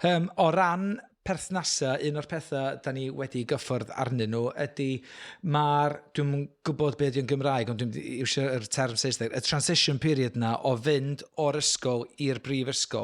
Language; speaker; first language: Welsh; native; Welsh